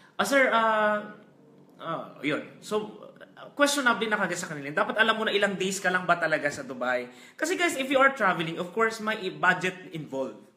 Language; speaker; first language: Filipino; non-native, local second language; Hiligaynon